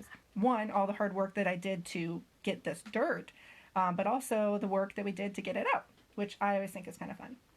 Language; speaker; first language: English; native; English